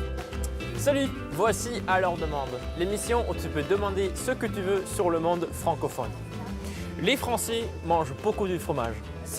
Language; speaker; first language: French; non-native, local second language; German